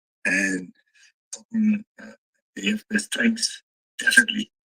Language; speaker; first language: English; non-native, fluent; Dutch